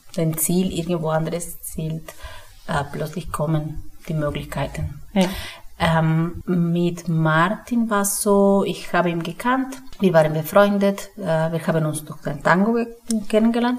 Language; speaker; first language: German; non-native, fluent; Spanish